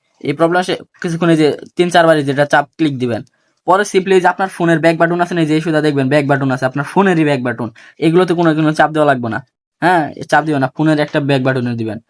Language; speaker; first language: Bangla; native; Bangla